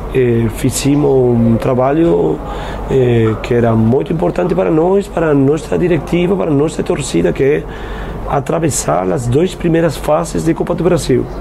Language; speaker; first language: Portuguese; non-native, fluent; Spanish